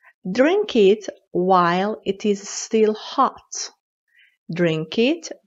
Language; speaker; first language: English; non-native, fluent; Persian